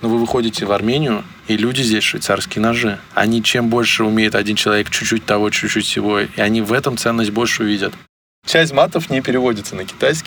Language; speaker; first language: Russian; native; Russian